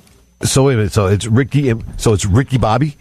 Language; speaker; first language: English; native; English